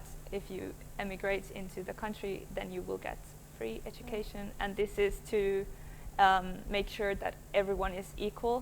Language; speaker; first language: English; non-native, fluent; Finnish